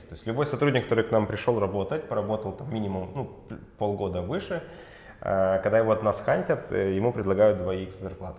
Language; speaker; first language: Russian; native; Russian